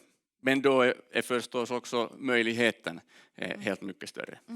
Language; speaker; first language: Swedish; non-native, local second language; Finnish